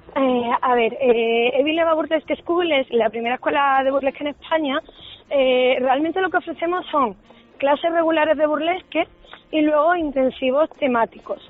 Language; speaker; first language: Spanish; native; Spanish